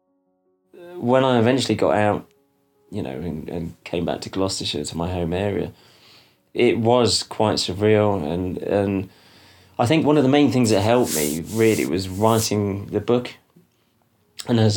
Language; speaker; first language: English; native; English